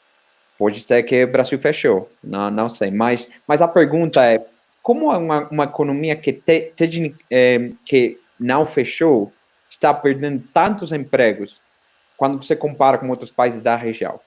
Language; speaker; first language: Portuguese; non-native, fluent; Spanish